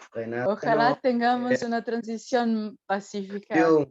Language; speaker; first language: Spanish; non-native, fluent; Portuguese